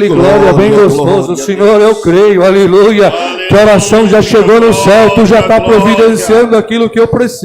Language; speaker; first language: Portuguese; native; Portuguese